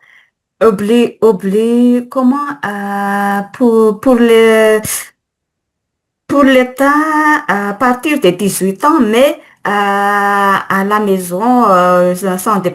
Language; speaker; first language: French; non-native, learner; Malagasy